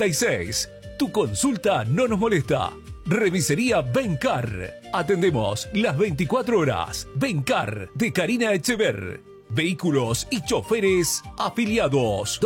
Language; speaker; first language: Spanish; native; Spanish